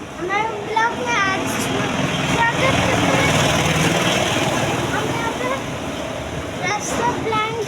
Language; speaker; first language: Hindi; non-native, local second language; Odia